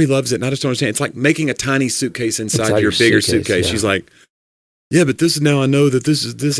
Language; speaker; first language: English; native; English